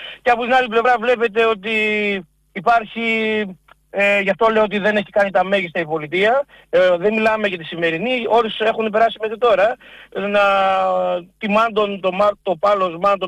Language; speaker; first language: Greek; native; Greek